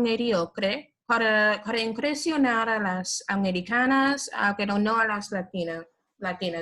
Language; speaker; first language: Spanish; non-native, learner; English